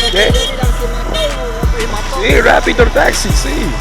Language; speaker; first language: Spanish; non-native, learner; English